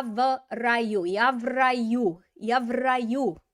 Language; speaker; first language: Russian; non-native, fluent; English